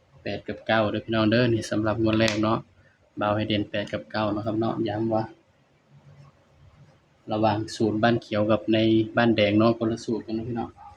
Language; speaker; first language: Thai; non-native, local second language; Lao